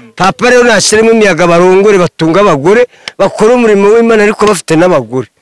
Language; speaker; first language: Kinyarwanda; native; Kinyarwanda